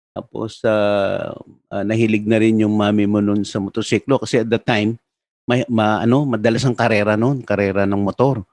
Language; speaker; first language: Filipino; native; Filipino